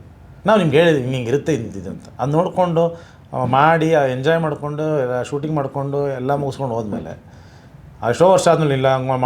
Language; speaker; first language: Kannada; native; Kannada